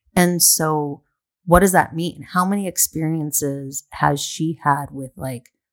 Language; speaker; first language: English; native; English